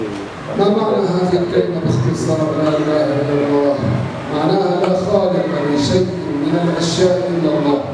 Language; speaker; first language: Arabic; native; Arabic